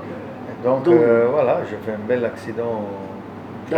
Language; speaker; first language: French; non-native, learner; Italian